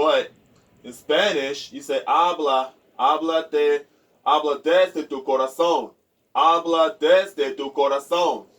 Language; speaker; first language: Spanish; non-native, learner; English